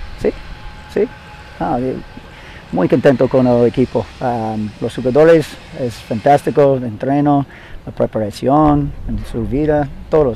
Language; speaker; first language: Spanish; non-native, learner; English